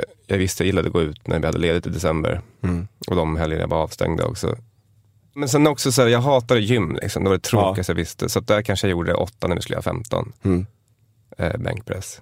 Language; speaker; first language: Swedish; native; Swedish